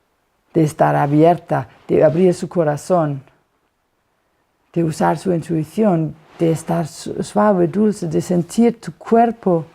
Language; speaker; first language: Spanish; non-native, fluent; Danish